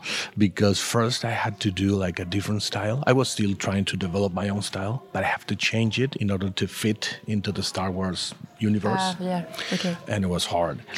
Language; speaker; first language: English; non-native, fluent; Spanish